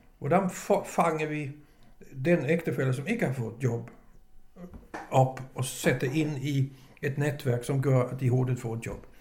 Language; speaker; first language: Danish; native; Danish